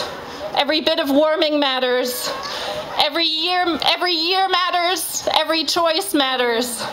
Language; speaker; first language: English; native; English